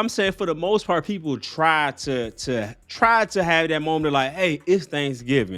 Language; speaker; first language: English; native; English